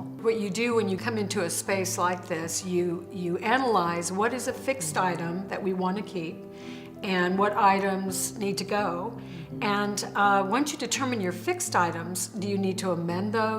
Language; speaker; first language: English; native; English